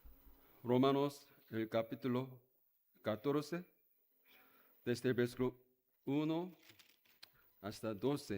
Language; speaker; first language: Spanish; non-native, learner; Korean